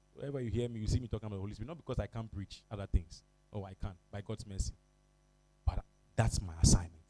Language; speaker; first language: English; non-native, local second language; Ga